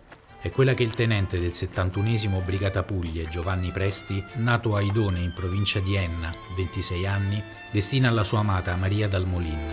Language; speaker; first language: Italian; native; Italian